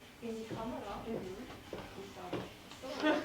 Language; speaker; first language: German; non-native, learner; Ukrainian